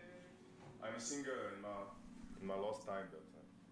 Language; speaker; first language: English; non-native, learner; French